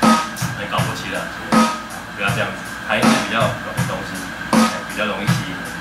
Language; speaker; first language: Chinese; native; Chinese